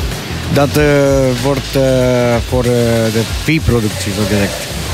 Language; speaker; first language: Dutch; non-native, learner; Romanian